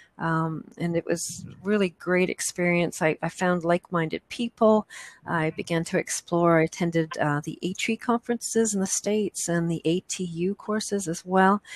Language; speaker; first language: English; native; English